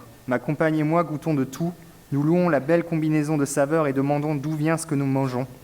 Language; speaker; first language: French; native; French